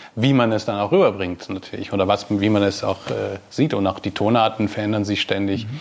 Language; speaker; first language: German; native; German